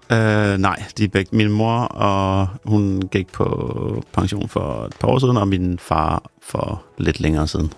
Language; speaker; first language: Danish; native; Danish